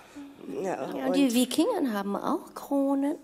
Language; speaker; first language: German; non-native, fluent; Danish